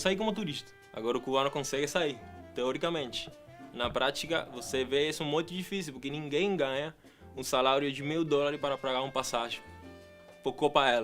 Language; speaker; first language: Portuguese; non-native, fluent; Spanish